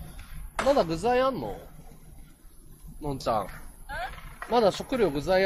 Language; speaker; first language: Japanese; native; Japanese